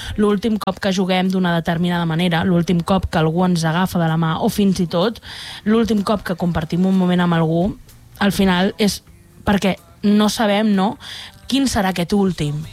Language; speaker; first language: Catalan; native; Catalan